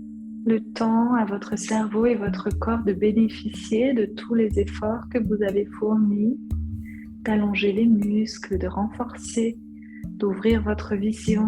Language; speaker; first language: French; native; French